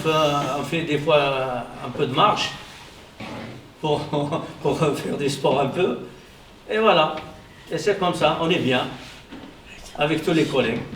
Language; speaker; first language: French; non-native, learner; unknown